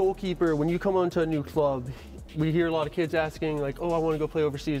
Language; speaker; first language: English; native; English